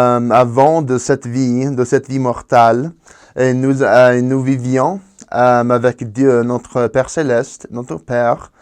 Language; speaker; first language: French; non-native, fluent; Spanish